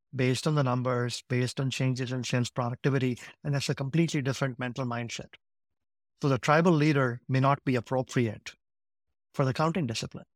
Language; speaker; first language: English; non-native, local second language; Gujarati